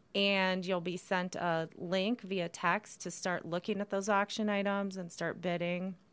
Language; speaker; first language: English; native; English